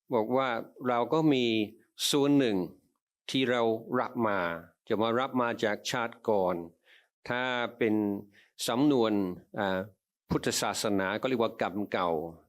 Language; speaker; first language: Thai; non-native, fluent; English